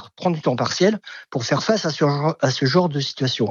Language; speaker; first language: French; native; French